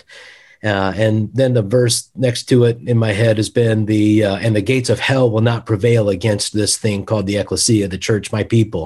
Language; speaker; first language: English; native; English